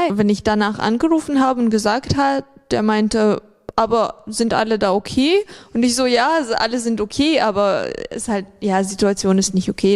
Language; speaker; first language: German; non-native, fluent; Ukrainian